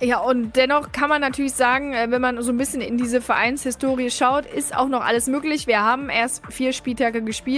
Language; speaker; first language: German; native; German